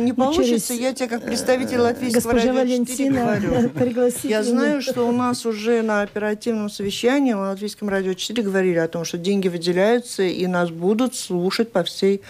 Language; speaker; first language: Russian; native; Russian